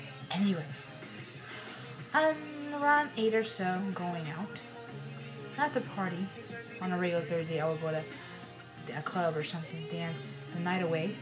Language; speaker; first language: English; early bilingual, other home language; Spanish